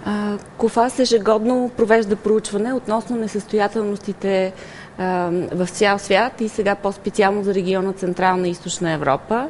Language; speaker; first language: Bulgarian; native; Bulgarian